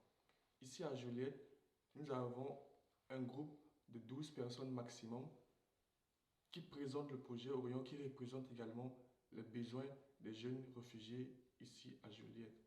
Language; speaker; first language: French; non-native, local second language; Sango